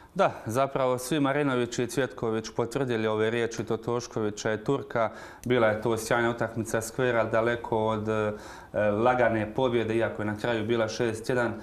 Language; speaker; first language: Croatian; native; Croatian